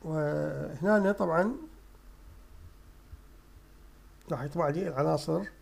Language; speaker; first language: Arabic; native; Arabic